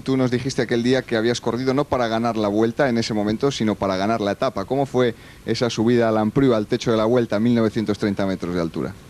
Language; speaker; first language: Spanish; native; Spanish